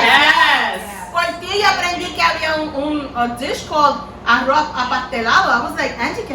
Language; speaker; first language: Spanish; early bilingual, heritage; Spanish